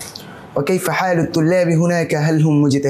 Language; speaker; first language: Arabic; non-native, learner; Bangla